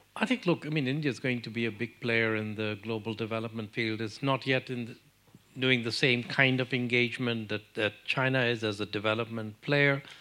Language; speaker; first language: English; non-native, local second language; Urdu